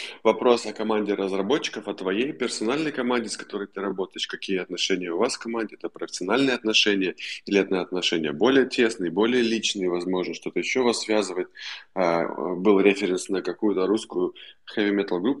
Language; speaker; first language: Russian; native; Russian